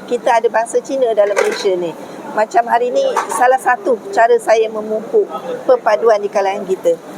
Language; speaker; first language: Malay; native; Malay